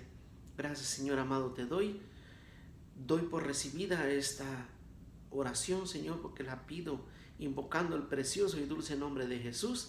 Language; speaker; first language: Spanish; native; Spanish